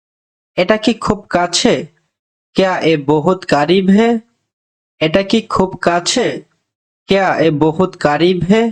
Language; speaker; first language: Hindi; non-native, fluent; Bangla